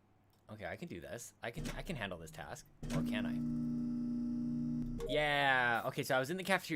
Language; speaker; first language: English; native; English